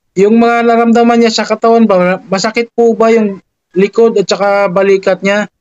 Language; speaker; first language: Filipino; non-native, local second language; Cebuano